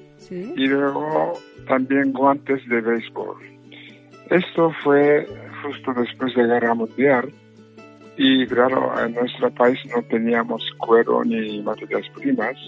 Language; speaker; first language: Spanish; non-native, fluent; Japanese